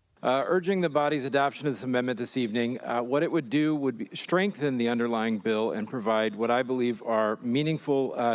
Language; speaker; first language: English; native; English